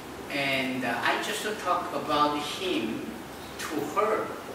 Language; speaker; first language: English; non-native, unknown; Korean